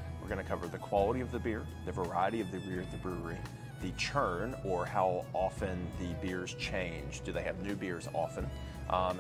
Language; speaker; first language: English; native; English